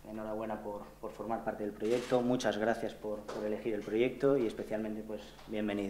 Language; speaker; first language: Spanish; native; Spanish